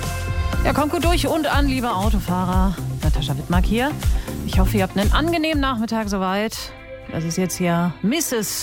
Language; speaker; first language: German; native; German